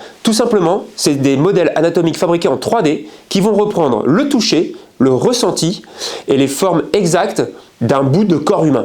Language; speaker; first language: French; native; French